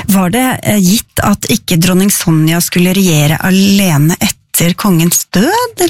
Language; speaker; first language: Norwegian; native; Norwegian